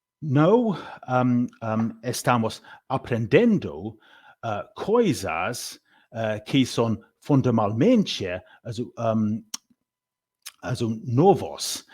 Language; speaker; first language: Portuguese; non-native, learner; English